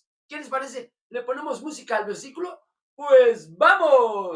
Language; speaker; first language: Spanish; native; Spanish